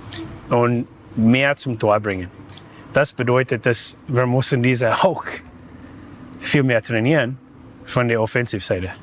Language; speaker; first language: German; non-native, learner; English